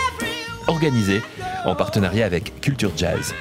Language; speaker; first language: French; native; French